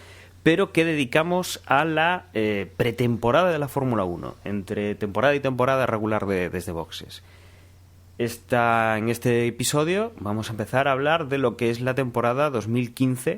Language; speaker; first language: Spanish; native; Spanish